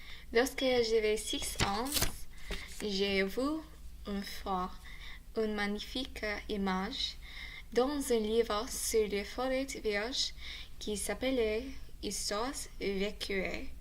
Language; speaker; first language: French; non-native, learner; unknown